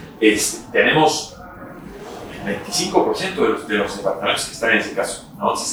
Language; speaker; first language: Spanish; non-native, fluent; French